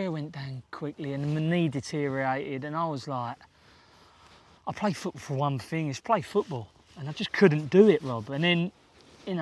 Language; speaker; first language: English; native; English